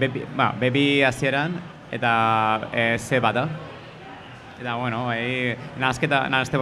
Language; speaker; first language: Basque; non-native, learner; Spanish